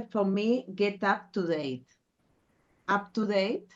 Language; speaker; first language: English; non-native, fluent; Spanish